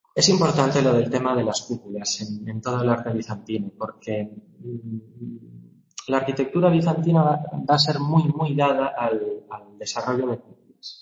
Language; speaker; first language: Spanish; native; Spanish